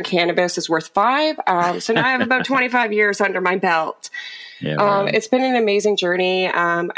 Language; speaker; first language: English; native; English